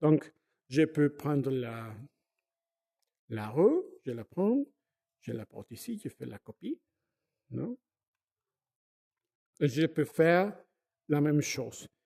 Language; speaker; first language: French; non-native, fluent; Spanish